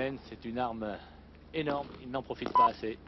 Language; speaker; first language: French; native; French